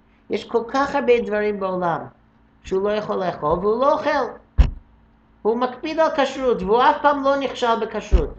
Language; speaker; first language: Hebrew; non-native, fluent; English